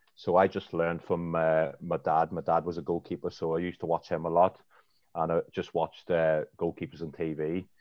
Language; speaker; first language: English; native; English